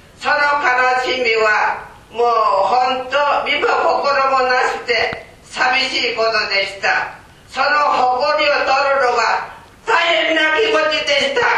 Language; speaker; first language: Japanese; non-native, fluent; Korean